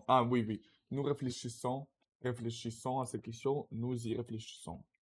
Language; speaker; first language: French; non-native, learner; Russian